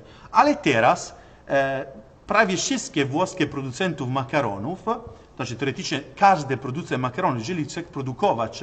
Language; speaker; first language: Polish; non-native, learner; Italian